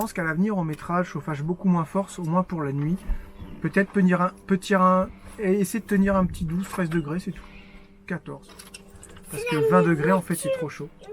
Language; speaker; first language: French; native; French